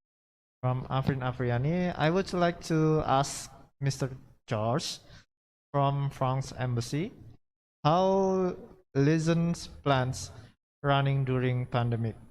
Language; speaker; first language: English; non-native, learner; Indonesian